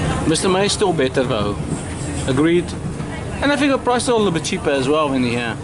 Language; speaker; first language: English; native; English